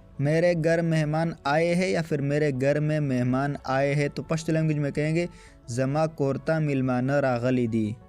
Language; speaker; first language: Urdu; non-native, local second language; Pashto